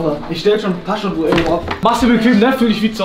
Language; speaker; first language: German; native; German